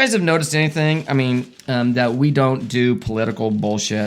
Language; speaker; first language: English; native; English